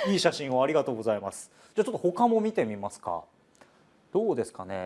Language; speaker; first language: Japanese; native; Japanese